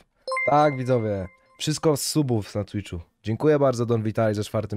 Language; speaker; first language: Polish; native; Polish